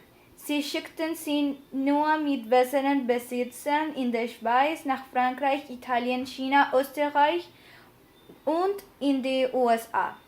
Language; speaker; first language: German; non-native, learner; Spanish